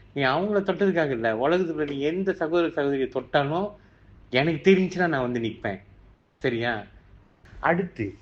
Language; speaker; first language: Tamil; early bilingual, heritage; Tamil